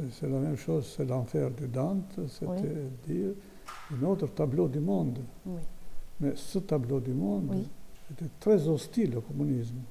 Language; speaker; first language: French; non-native, fluent; Albanian